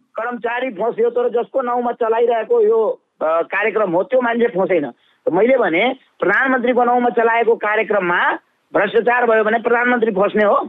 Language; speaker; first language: Nepali; non-native, local second language; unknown